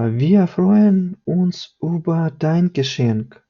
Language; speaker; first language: German; non-native, fluent; Ukrainian